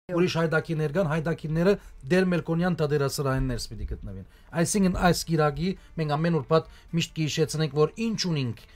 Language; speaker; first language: Armenian; early bilingual, heritage; Armenian